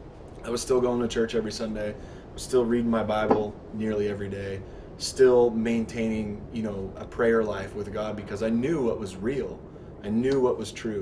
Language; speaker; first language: English; native; English